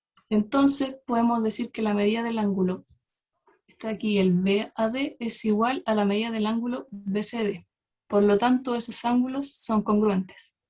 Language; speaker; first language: Spanish; native; Spanish